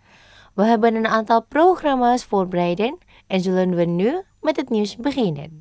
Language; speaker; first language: Dutch; non-native, fluent; Indonesian